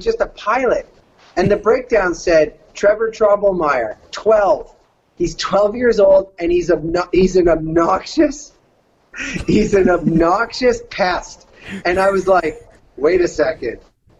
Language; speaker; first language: English; native; English